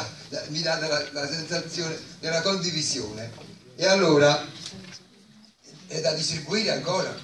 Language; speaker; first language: Italian; native; Italian